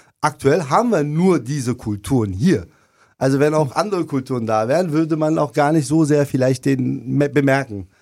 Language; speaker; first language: German; non-native, fluent; Turkish